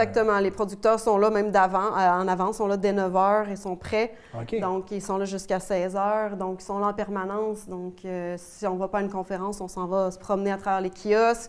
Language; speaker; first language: French; native; French